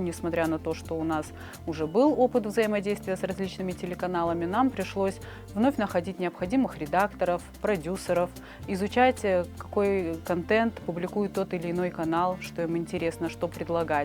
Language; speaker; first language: Russian; native; Russian